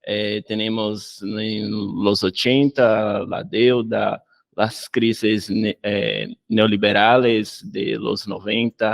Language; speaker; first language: Spanish; non-native, fluent; Portuguese